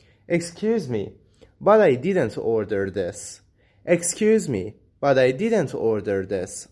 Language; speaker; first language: English; non-native, fluent; Persian